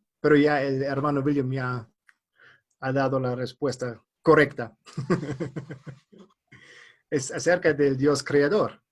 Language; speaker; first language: Spanish; non-native, fluent; German